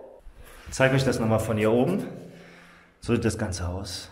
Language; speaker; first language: German; native; German